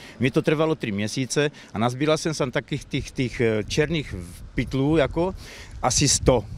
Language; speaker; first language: Slovak; native; Slovak